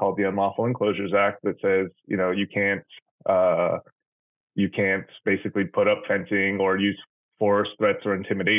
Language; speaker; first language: English; native; English